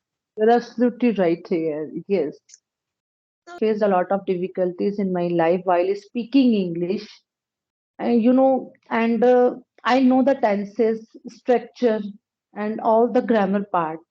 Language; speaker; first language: English; non-native, local second language; Punjabi